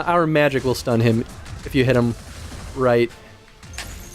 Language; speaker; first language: English; native; English